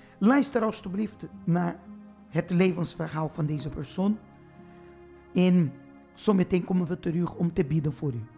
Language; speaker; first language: Dutch; non-native, fluent; Portuguese